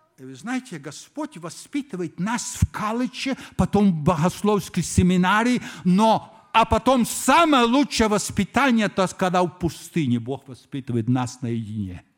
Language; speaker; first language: Russian; early bilingual, heritage; Russian